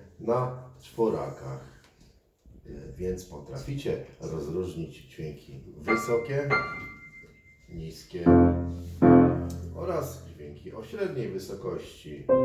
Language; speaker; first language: Polish; native; Polish